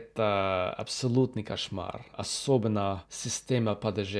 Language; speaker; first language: Russian; non-native, learner; English